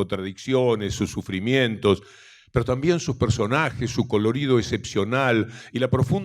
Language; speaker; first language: Spanish; native; Spanish